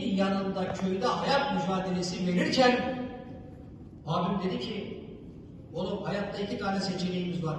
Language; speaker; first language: Turkish; native; Turkish